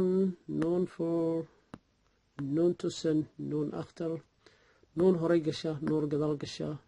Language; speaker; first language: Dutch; non-native, learner; Somali